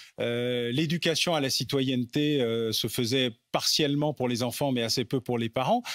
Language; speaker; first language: French; native; French